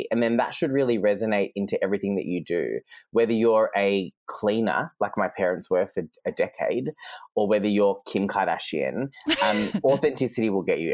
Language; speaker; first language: English; non-native, local second language; Serbian